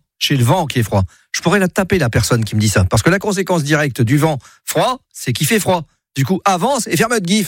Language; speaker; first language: French; native; French